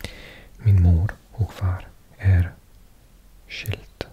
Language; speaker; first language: Norwegian; non-native, learner; English